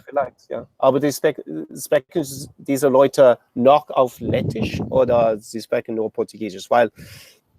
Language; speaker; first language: German; non-native, learner; English